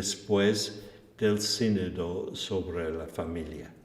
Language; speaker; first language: Spanish; non-native, fluent; English